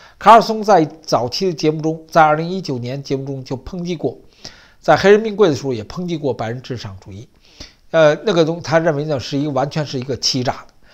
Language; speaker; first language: Chinese; native; Chinese